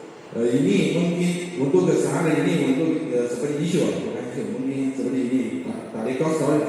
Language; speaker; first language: Indonesian; non-native, learner; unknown